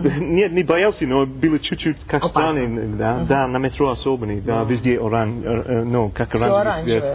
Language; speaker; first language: Russian; non-native, learner; English